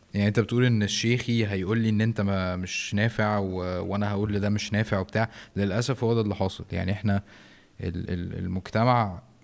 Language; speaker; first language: Arabic; native; Arabic